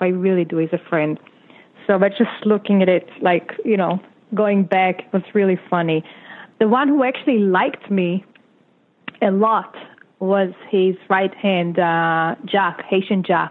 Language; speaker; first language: English; non-native, fluent; Hebrew